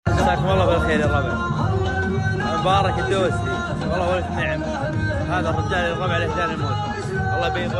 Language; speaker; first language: Arabic; native; Arabic